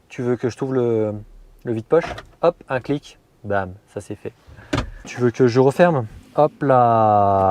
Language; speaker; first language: French; native; French